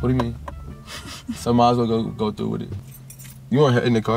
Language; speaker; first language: English; native; English